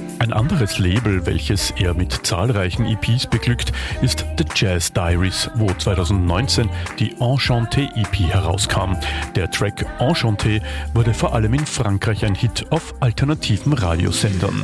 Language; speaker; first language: German; native; German